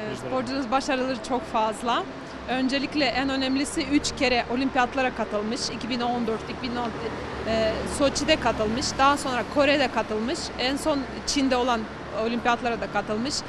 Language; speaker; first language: Turkish; non-native, fluent; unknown